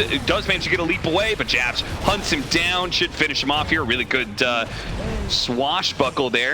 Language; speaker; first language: English; native; English